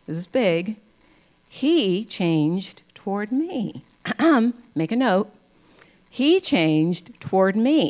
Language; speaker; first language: English; native; English